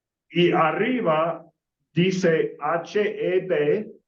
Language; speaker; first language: Spanish; non-native, fluent; English